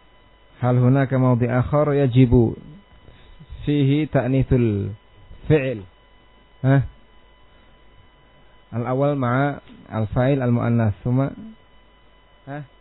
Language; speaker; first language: Arabic; non-native, fluent; Indonesian